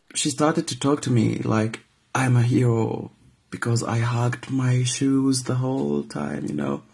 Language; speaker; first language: English; non-native, fluent; Arabic